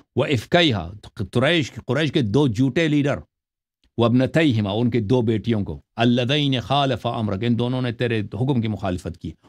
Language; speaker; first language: Urdu; non-native, local second language; Punjabi